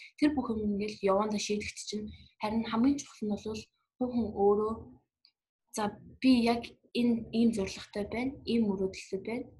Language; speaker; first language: Mongolian; early bilingual, heritage; Mongolian